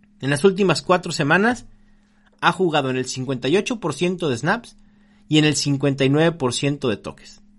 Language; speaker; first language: Spanish; native; Spanish